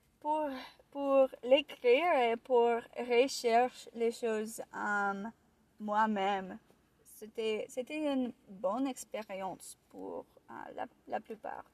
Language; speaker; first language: French; non-native, learner; English